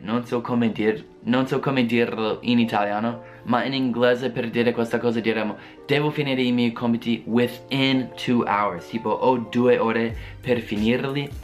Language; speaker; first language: Italian; non-native, fluent; English